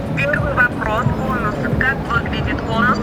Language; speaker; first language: Russian; non-native, local second language; Kyrgyz